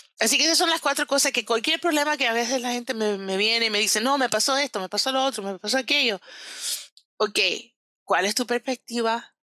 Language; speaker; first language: Spanish; early bilingual, heritage; Spanish